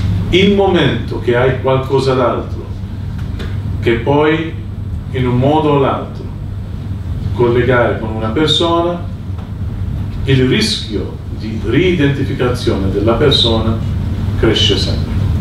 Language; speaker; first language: Italian; non-native, fluent; Maltese